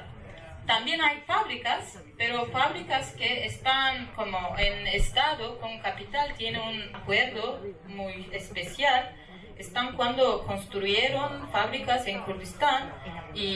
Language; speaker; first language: Spanish; non-native, learner; Kurdish